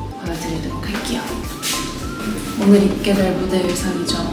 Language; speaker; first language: Korean; native; Korean